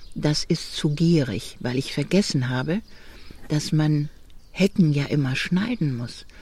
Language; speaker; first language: German; native; German